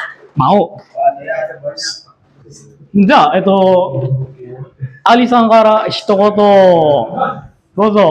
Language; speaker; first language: Japanese; non-native, fluent; Indonesian